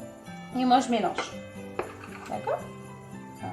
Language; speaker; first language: French; non-native, local second language; Arabic